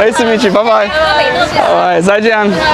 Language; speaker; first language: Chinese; non-native, learner; English